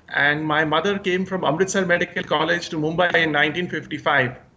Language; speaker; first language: English; early bilingual, other home language; Hindi